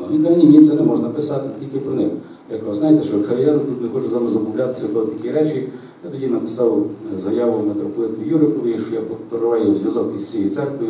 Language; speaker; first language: Ukrainian; native; Ukrainian